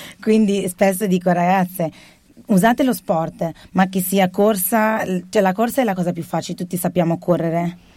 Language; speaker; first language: Italian; early bilingual, other home language; Arabic